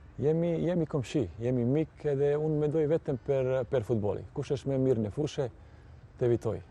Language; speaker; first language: Albanian; non-native, learner; Serbian